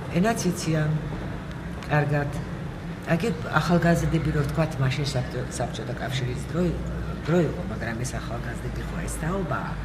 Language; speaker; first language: Georgian; early bilingual, heritage; Georgian